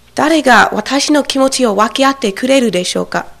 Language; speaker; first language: Japanese; non-native, learner; English